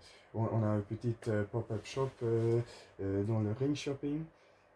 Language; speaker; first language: French; non-native, learner; Dutch